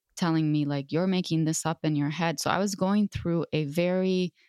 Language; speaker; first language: English; non-native, fluent; Arabic